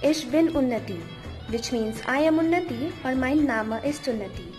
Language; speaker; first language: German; non-native, learner; Hindi